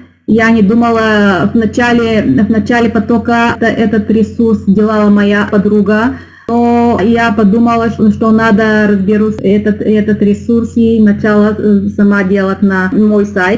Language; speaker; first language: Russian; non-native, learner; Bulgarian